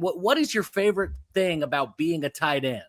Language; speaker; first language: English; native; English